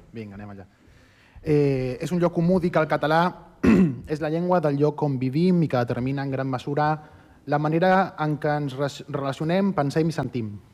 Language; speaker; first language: Catalan; early bilingual, other home language; Spanish